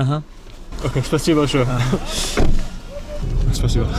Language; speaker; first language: Russian; non-native, learner; English